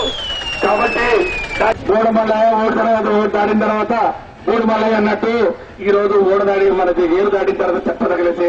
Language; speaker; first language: Telugu; native; Telugu